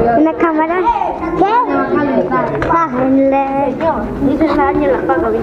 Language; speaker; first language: Spanish; native; Spanish